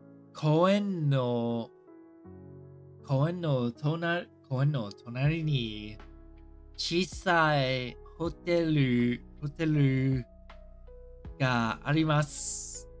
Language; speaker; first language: Japanese; non-native, learner; English